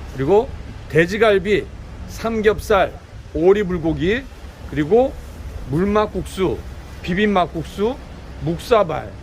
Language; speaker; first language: Korean; native; Korean